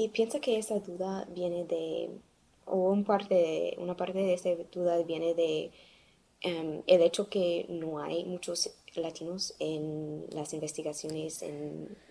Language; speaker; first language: Spanish; non-native, learner; English